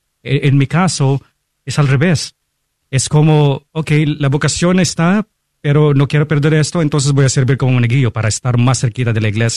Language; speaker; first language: Spanish; non-native, fluent; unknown